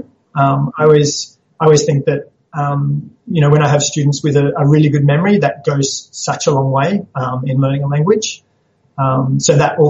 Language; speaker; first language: English; native; English